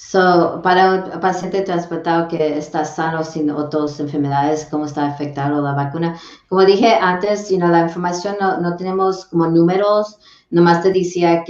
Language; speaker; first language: Spanish; early bilingual, heritage; English